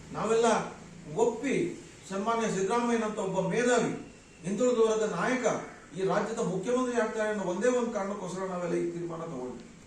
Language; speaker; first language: Kannada; non-native, local second language; Lambadi